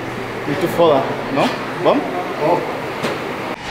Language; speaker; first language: Portuguese; non-native, learner; Spanish